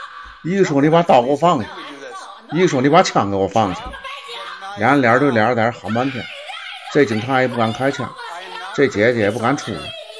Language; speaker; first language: Chinese; native; Chinese